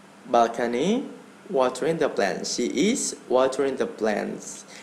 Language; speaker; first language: English; non-native, learner; Indonesian